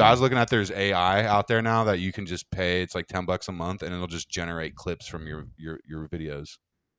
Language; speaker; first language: English; native; English